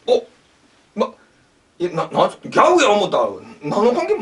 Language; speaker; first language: Japanese; native; Japanese